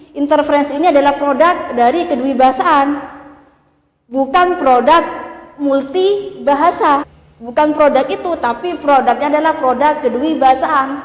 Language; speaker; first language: Indonesian; non-native, local second language; Madurese